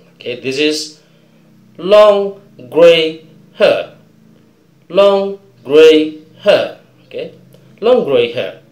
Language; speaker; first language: English; non-native, fluent; Indonesian